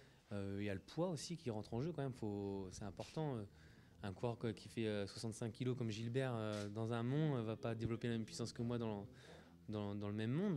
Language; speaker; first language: French; native; French